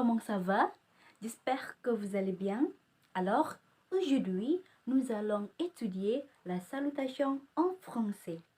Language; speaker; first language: French; non-native, learner; Indonesian